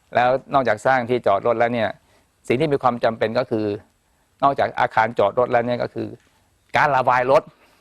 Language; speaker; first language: Thai; native; Thai